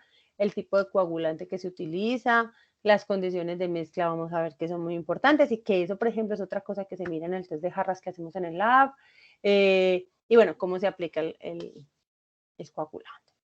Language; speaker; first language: Spanish; native; Spanish